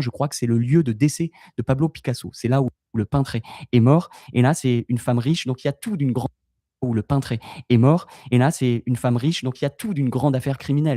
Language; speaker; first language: French; native; French